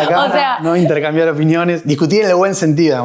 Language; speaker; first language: Spanish; native; Spanish